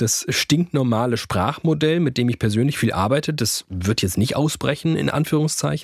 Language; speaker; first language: German; native; German